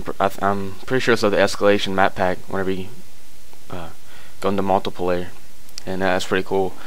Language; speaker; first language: English; native; English